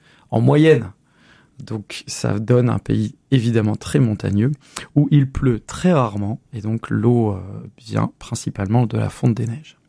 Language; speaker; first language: French; native; French